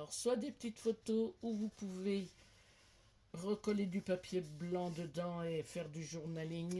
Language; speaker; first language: French; native; French